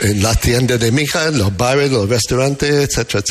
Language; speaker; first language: Spanish; non-native, fluent; English